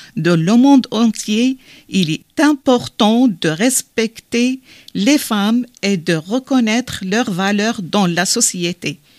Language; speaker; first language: French; non-native, learner; Arabic